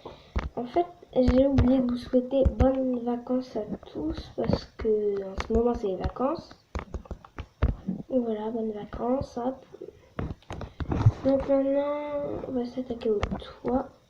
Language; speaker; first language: French; native; French